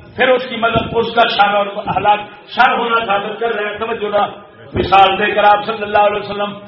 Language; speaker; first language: Urdu; non-native, local second language; Punjabi